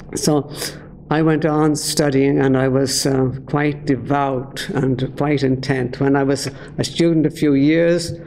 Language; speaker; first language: English; native; English